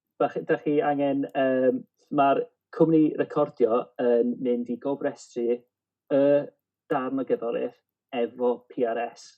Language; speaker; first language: Welsh; native; Welsh